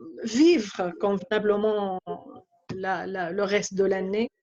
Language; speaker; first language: French; non-native, fluent; Arabic